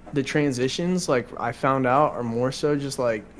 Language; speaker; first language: English; native; English